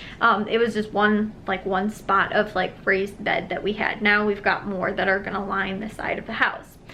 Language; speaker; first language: English; native; English